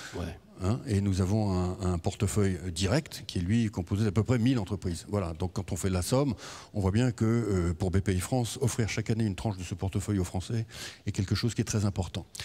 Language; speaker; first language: French; native; French